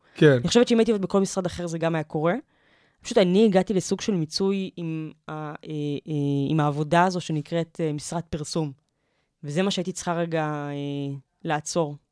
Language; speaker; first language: Hebrew; native; Hebrew